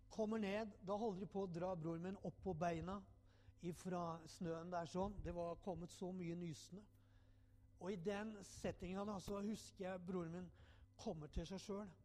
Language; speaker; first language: Norwegian; native; Norwegian